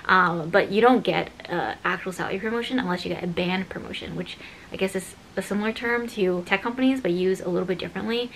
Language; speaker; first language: English; native; English